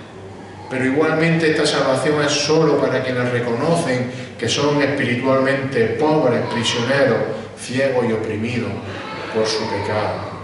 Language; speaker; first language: Spanish; native; Spanish